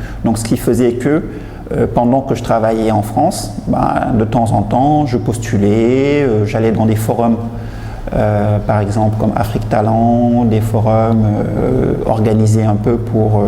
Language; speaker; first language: French; non-native, local second language; Wolof